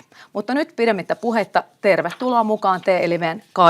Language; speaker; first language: Finnish; native; Finnish